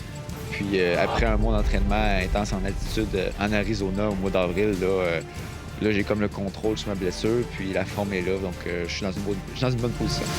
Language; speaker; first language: French; native; French